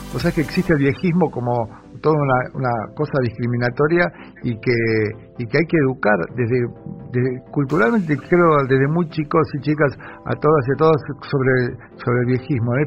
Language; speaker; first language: Spanish; native; Spanish